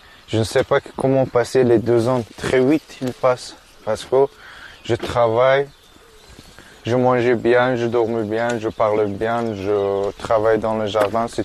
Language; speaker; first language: French; non-native, learner; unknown